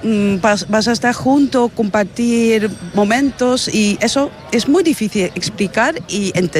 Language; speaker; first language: Spanish; non-native, fluent; Dutch